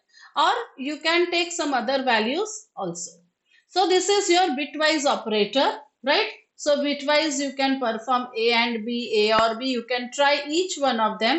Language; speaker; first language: English; non-native, local second language; Hindi